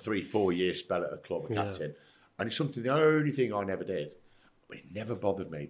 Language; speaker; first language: English; native; English